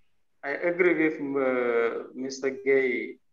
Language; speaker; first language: English; non-native, learner; French